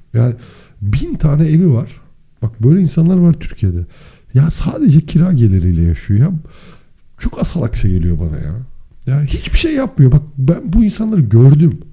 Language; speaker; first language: Turkish; native; Turkish